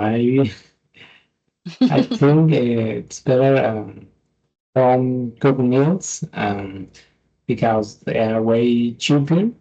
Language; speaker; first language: English; non-native, fluent; Spanish